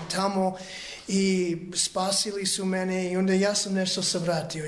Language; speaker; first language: Serbian; early bilingual, other home language; English